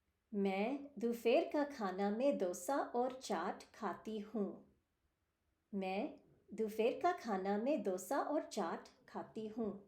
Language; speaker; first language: Hindi; early bilingual, heritage; Hindi